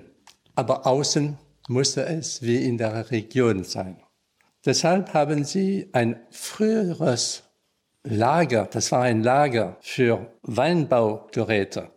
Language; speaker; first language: German; non-native, learner; French